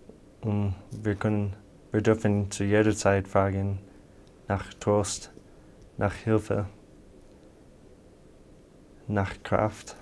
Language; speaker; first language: German; non-native, fluent; English